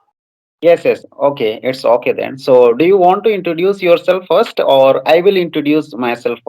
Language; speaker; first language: English; non-native, fluent; Odia